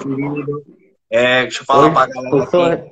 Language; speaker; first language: Portuguese; native; Portuguese